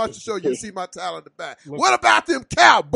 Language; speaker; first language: English; native; English